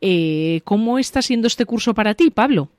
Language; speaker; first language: Spanish; native; Spanish